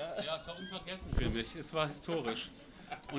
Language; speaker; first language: German; native; German